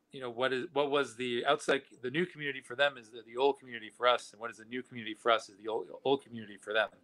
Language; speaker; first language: English; native; English